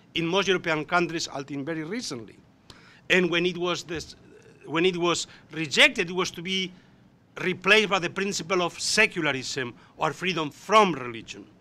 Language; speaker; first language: English; non-native, fluent; Spanish